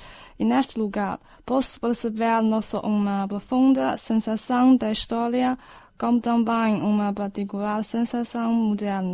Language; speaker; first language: Portuguese; non-native, learner; Chinese